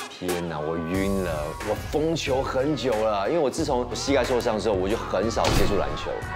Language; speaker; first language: Chinese; native; Chinese